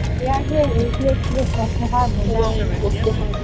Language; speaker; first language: English; non-native, learner; Filipino